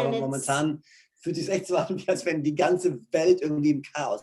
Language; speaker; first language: German; native; German